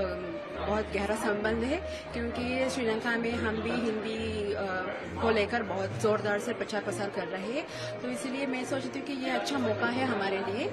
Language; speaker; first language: Hindi; non-native, fluent; Sinhala